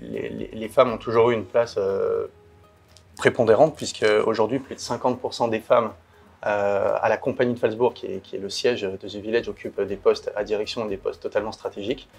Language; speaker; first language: French; native; French